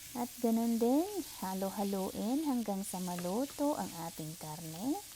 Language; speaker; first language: Filipino; non-native, local second language; Iloko